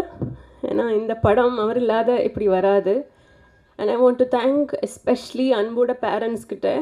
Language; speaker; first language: Tamil; non-native, local second language; Malayalam